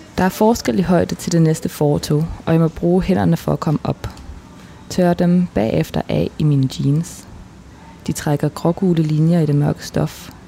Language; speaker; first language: Danish; native; Danish